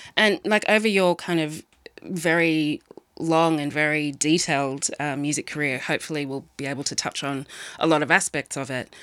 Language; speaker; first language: English; native; English